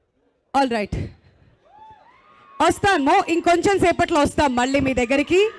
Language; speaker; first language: Telugu; native; Telugu